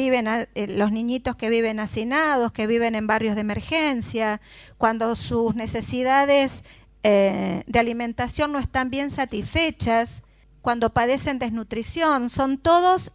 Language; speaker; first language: Spanish; native; Spanish